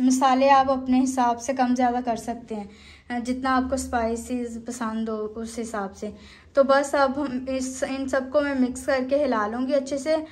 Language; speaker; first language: Urdu; native; Urdu